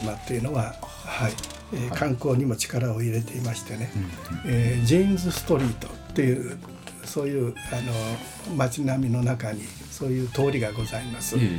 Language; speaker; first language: Japanese; native; Japanese